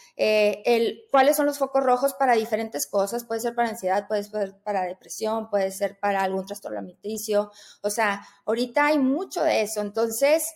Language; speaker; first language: Spanish; native; Spanish